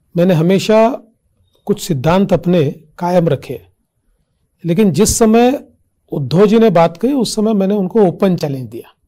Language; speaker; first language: Hindi; non-native, local second language; Marathi